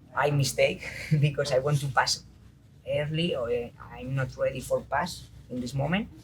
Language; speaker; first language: English; non-native, learner; Spanish